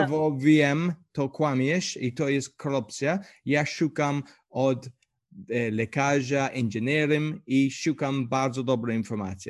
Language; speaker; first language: Polish; non-native, learner; English